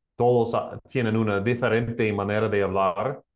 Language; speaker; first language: Spanish; non-native, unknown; English